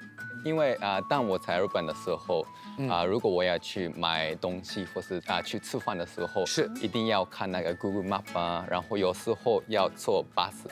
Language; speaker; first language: Chinese; non-native, fluent; Japanese